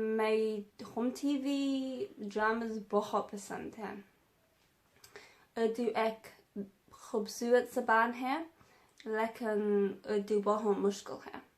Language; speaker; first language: Hindi; non-native, learner; English